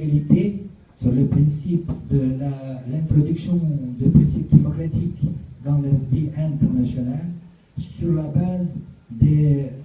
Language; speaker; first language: French; non-native, fluent; Russian